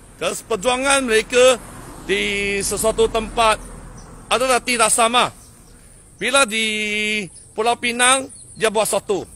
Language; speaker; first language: Malay; non-native, local second language; Chinese